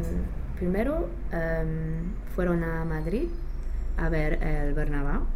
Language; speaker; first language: Spanish; non-native, fluent; English